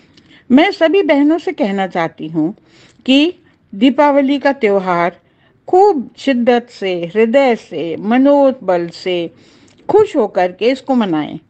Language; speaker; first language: Hindi; native; Hindi